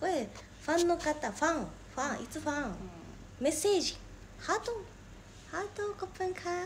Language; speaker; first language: Japanese; native; Japanese